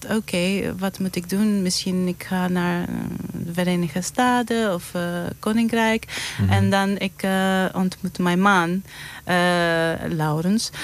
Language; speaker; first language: Dutch; non-native, learner; Greek